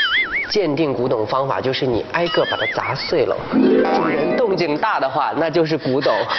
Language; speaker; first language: Chinese; native; Chinese